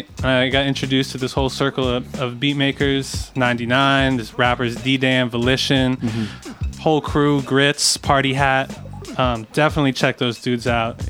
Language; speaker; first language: English; native; English